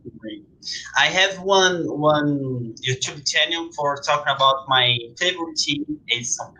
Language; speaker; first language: English; non-native, learner; Portuguese